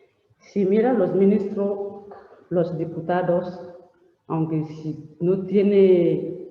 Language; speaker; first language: Spanish; non-native, learner; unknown